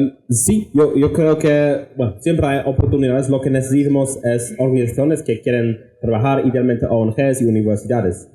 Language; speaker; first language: Spanish; non-native, fluent; English